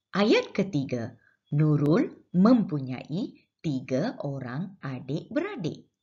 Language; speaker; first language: Malay; non-native, local second language; Tamil